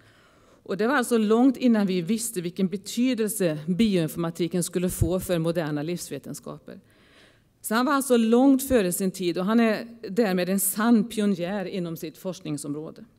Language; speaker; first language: Swedish; native; Swedish